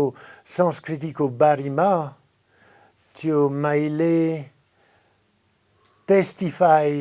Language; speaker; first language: Nepali; non-native, fluent; French